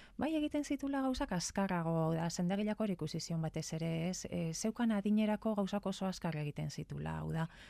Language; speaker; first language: Basque; native; Basque